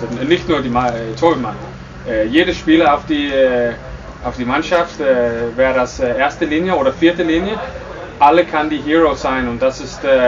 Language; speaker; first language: German; non-native, learner; English